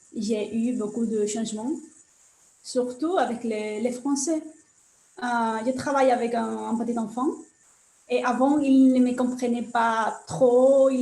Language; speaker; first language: French; non-native, learner; Spanish